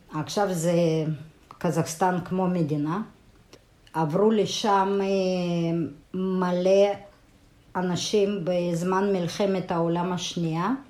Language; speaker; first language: Hebrew; non-native, fluent; Russian